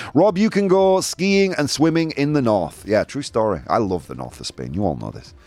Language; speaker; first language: English; native; English